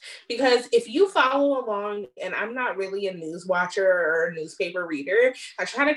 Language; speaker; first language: English; native; English